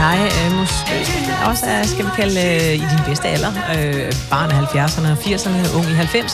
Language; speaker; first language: Danish; native; Danish